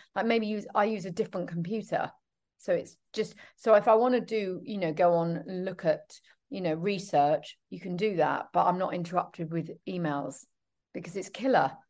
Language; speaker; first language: English; native; English